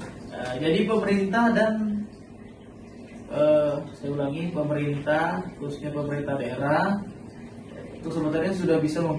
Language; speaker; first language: Indonesian; native; Indonesian